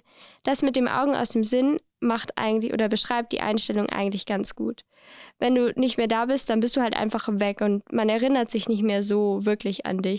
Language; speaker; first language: German; native; German